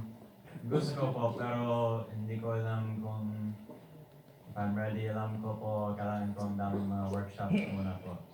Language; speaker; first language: Filipino; early bilingual, heritage; Filipino